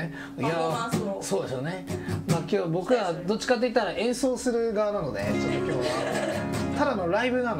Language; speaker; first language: Japanese; native; Japanese